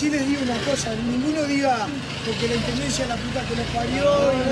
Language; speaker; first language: Spanish; native; Spanish